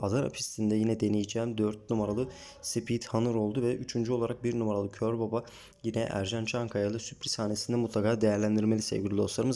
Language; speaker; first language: Turkish; native; Turkish